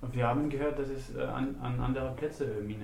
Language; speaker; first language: German; non-native, learner; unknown